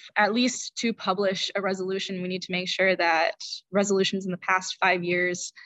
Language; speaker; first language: English; native; English